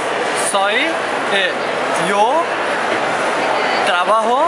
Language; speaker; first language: Spanish; non-native, learner; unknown